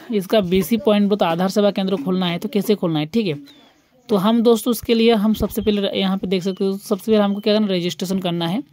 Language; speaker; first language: Hindi; non-native, local second language; Bangla